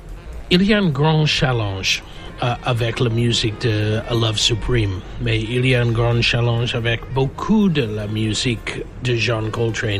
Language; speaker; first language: French; non-native, fluent; English